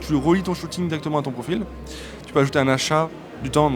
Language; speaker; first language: French; native; French